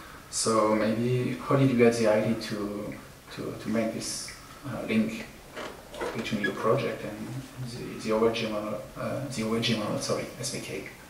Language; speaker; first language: English; non-native, fluent; French